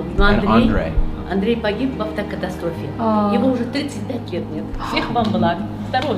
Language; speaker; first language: Russian; native; Russian